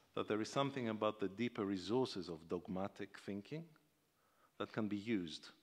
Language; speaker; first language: English; non-native, fluent; Greek